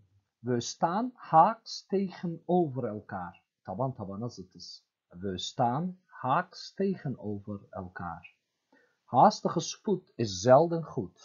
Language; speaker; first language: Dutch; non-native, fluent; Turkish